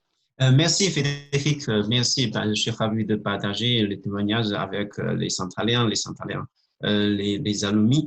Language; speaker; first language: French; non-native, fluent; Chinese